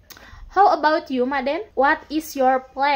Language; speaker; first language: English; non-native, learner; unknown